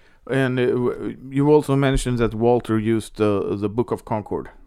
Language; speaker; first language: English; non-native, fluent; Swedish